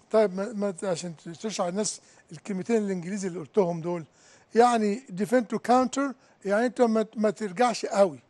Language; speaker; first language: Arabic; native; Arabic